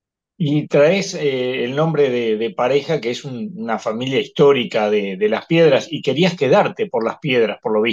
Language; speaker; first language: Spanish; native; Spanish